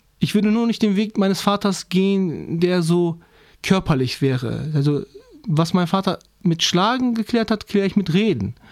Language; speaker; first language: German; non-native, fluent; Turkish